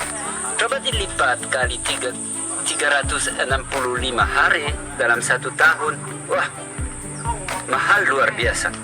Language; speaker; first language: Indonesian; non-native, learner; French